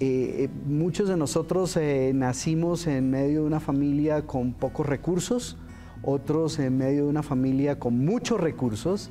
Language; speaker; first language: Spanish; native; Spanish